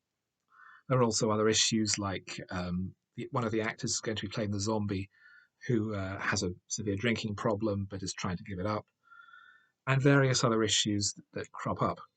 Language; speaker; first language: English; native; English